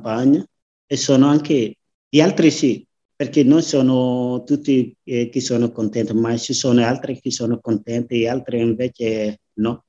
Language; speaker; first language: Italian; non-native, learner; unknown